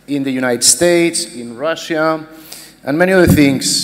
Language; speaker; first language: English; non-native, fluent; Spanish